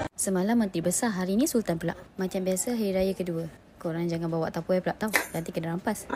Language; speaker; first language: Malay; native; Malay